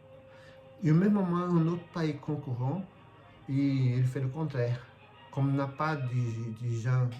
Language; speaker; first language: French; non-native, fluent; Portuguese